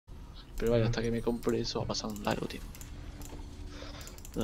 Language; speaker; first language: Spanish; native; Spanish